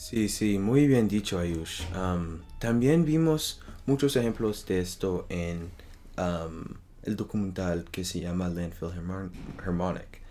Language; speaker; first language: Spanish; non-native, learner; French